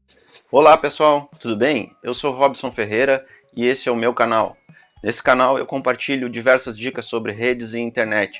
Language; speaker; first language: Portuguese; native; Portuguese